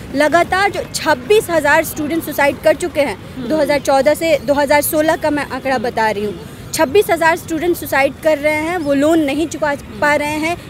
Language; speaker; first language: Hindi; native; Hindi